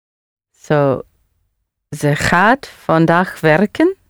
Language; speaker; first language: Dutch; non-native, learner; English